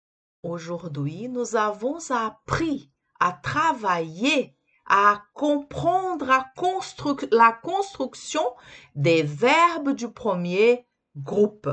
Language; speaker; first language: French; non-native, fluent; Portuguese